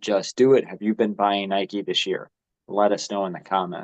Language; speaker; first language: English; native; English